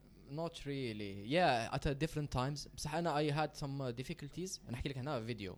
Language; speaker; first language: English; non-native, fluent; Arabic